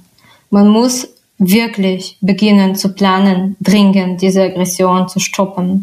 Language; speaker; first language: German; non-native, fluent; Russian